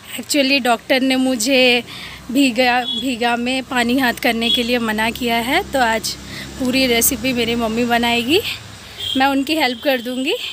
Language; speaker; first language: Hindi; non-native, local second language; Bangla